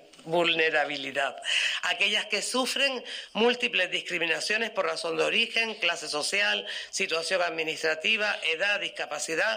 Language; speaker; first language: Spanish; native; Spanish